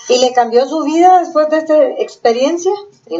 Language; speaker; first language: Spanish; native; Spanish